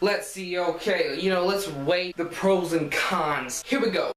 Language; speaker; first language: English; native; English